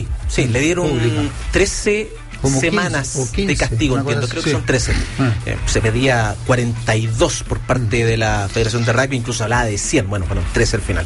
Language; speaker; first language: Spanish; native; Spanish